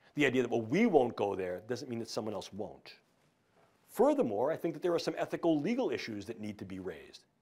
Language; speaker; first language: English; native; English